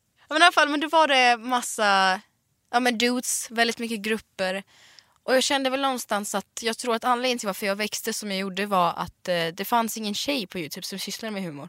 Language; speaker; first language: Swedish; early bilingual, other home language; Russian